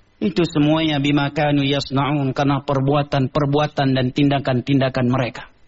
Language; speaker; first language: Indonesian; non-native, local second language; Achinese